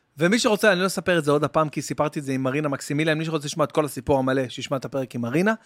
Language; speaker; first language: Hebrew; native; Hebrew